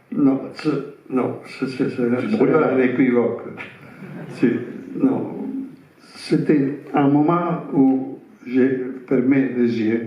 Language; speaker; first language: French; non-native, fluent; Italian